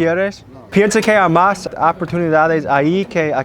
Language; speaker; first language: Spanish; non-native, learner; English